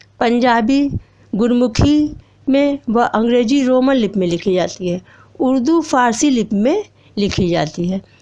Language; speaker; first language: Hindi; native; Hindi